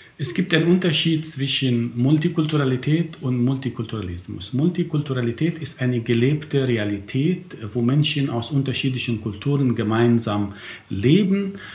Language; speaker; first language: German; non-native, fluent; Arabic